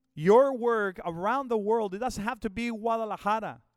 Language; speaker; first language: English; non-native, fluent; Spanish